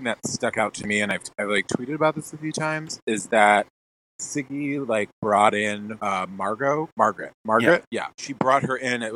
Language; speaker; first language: English; native; English